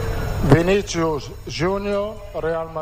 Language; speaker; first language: Portuguese; non-native, fluent; Italian